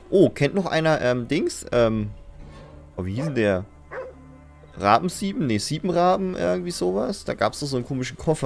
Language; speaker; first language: German; native; German